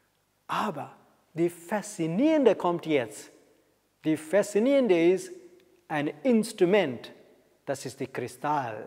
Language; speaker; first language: German; non-native, fluent; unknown